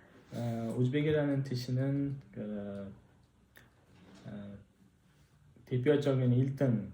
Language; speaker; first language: Korean; non-native, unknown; Uzbek